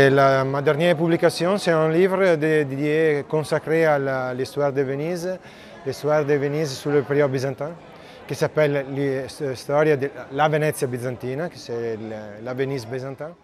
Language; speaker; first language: French; non-native, learner; Italian